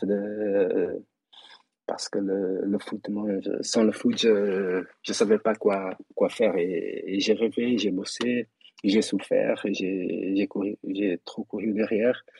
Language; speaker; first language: French; non-native, fluent; Kabuverdianu